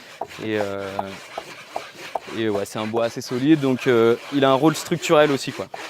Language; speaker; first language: French; native; French